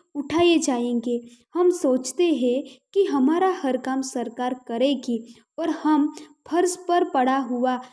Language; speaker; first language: Hindi; non-native, local second language; Gujarati